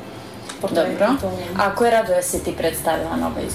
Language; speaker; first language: Croatian; native; Croatian